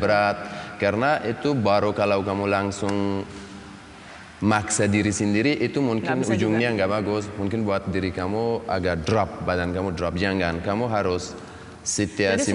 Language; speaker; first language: Indonesian; non-native, learner; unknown